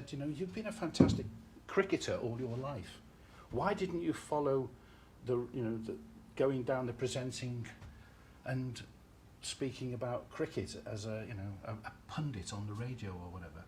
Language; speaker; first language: English; native; English